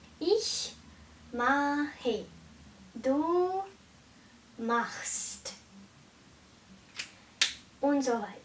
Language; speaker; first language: German; non-native, fluent; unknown